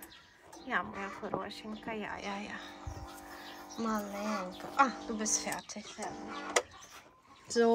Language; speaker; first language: German; non-native, fluent; Ukrainian